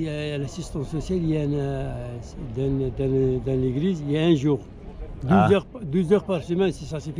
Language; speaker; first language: French; non-native, learner; Arabic